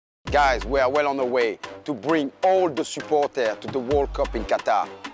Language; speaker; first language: English; non-native, fluent; French